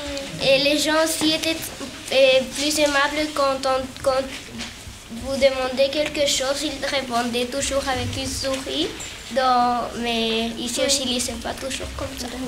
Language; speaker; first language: French; non-native, fluent; Spanish